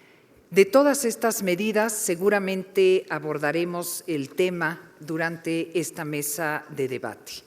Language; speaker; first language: Spanish; native; Spanish